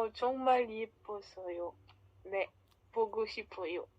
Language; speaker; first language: Korean; non-native, learner; French